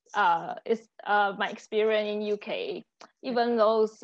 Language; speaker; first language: English; non-native, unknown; Chinese